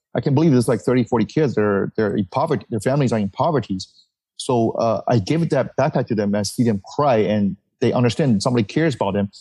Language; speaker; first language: English; early bilingual, other home language; Chinese